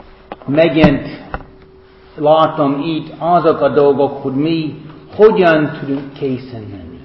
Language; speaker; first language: Hungarian; non-native, fluent; English